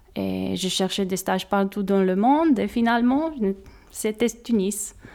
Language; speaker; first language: French; non-native, fluent; Romanian